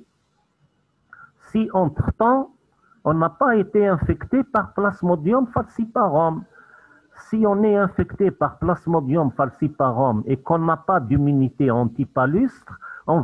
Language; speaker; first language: French; non-native, local second language; Arabic